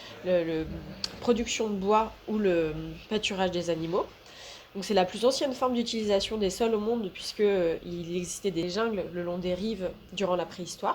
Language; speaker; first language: French; non-native, fluent; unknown